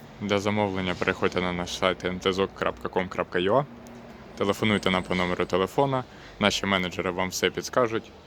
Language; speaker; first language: Ukrainian; native; Ukrainian